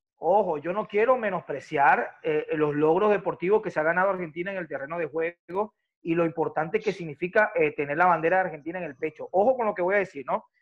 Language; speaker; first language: Spanish; native; Spanish